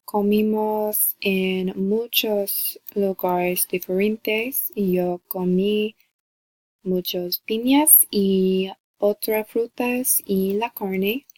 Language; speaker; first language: Spanish; non-native, learner; English